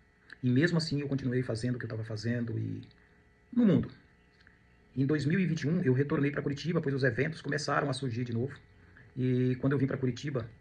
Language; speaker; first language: Portuguese; native; Portuguese